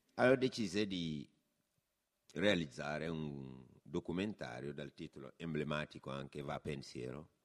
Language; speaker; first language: Italian; non-native, fluent; Wolof